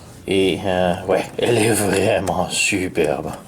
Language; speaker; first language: French; native; French